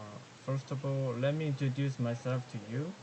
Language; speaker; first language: English; non-native, learner; Korean